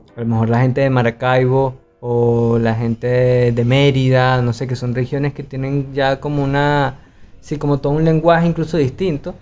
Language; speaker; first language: Spanish; native; Spanish